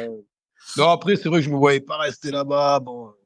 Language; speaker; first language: French; native; French